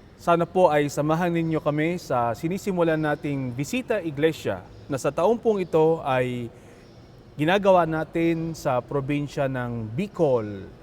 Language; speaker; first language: Filipino; native; Filipino